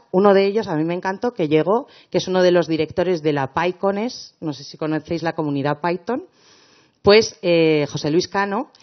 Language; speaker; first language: Spanish; native; Spanish